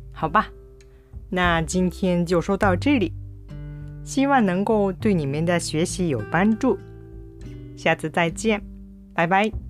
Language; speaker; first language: Chinese; non-native, fluent; Japanese